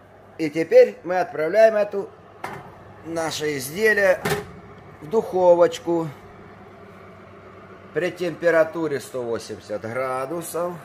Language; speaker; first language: Russian; native; Russian